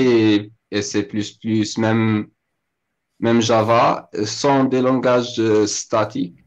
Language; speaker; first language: French; non-native, local second language; Arabic